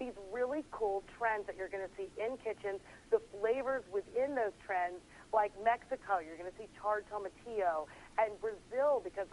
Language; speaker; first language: English; native; English